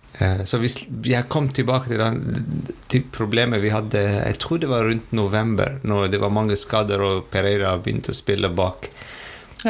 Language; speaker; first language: Norwegian; non-native, fluent; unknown